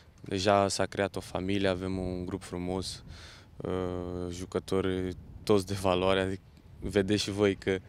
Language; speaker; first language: Romanian; non-native, fluent; Portuguese